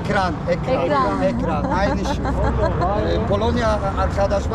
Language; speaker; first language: Turkish; non-native, learner; Polish